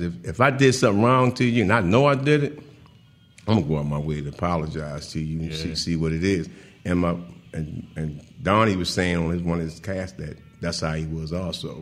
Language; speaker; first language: English; native; English